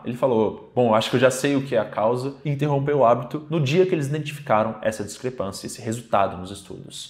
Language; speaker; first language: Portuguese; native; Portuguese